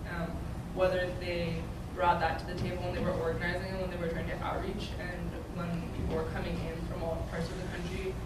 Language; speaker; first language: English; native; English